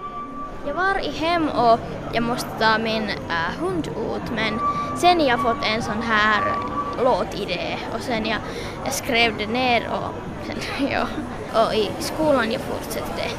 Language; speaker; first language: Swedish; non-native, local second language; Finnish